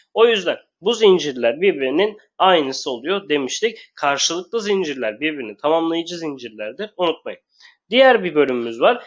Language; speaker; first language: Turkish; native; Turkish